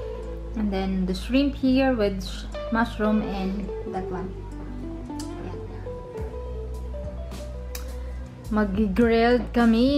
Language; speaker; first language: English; non-native, local second language; Filipino